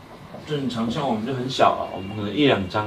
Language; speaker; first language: Chinese; native; Chinese